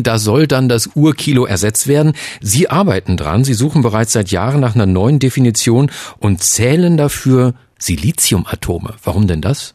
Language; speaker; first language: German; native; German